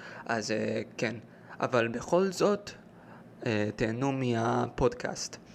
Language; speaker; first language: Hebrew; early bilingual, heritage; Hebrew